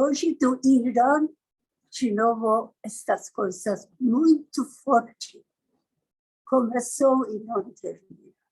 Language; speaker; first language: Portuguese; non-native, learner; Persian